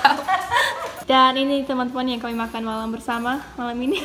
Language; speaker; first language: Indonesian; non-native, fluent; English